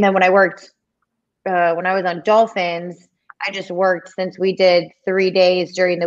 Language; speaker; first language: English; native; English